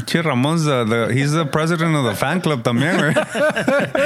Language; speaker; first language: English; early bilingual, other home language; Spanish